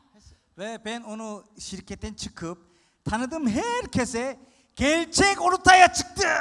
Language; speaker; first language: Turkish; non-native, fluent; Korean